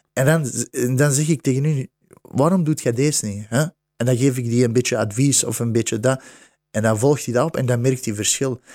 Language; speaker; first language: Dutch; early bilingual, other home language; Bosnian